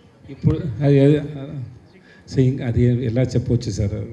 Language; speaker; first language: Telugu; non-native, learner; Tamil